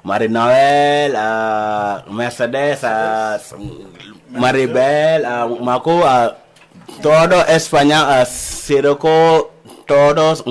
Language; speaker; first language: Spanish; non-native, learner; Wolof